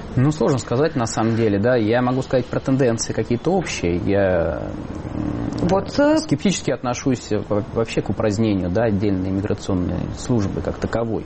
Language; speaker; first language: Russian; native; Russian